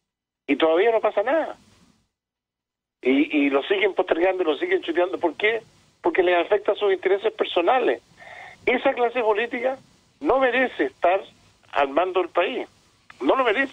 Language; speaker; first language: Spanish; native; Spanish